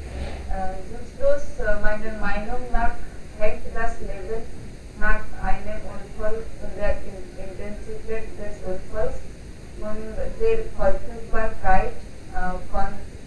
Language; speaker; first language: German; non-native, learner; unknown